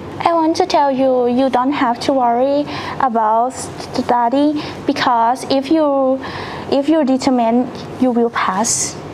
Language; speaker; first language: English; non-native, learner; Thai